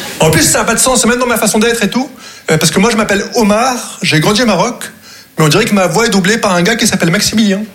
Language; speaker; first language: French; non-native, local second language; Arabic